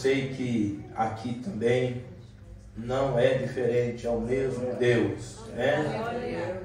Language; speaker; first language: Portuguese; native; Portuguese